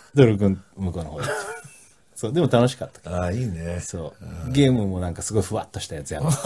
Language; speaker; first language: Japanese; native; Japanese